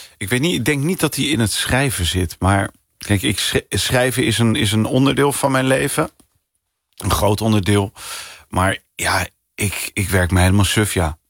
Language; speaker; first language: Dutch; early bilingual, other home language; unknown